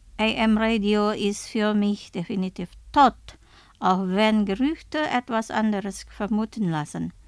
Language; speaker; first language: German; non-native, fluent; Indonesian